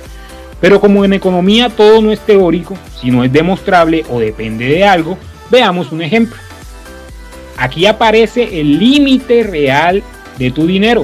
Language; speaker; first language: Spanish; native; Spanish